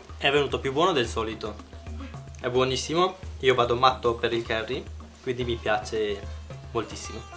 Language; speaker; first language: Italian; non-native, fluent; Punjabi